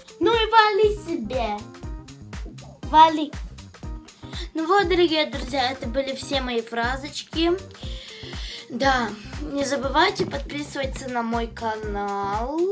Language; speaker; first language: Russian; non-native, local second language; Ukrainian